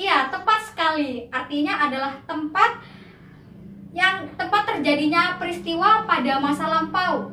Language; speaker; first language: Indonesian; native; Indonesian